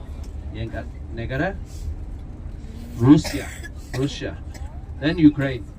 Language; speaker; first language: Indonesian; non-native, fluent; Turkish